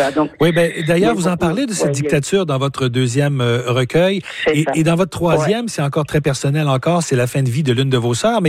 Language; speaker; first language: French; native; French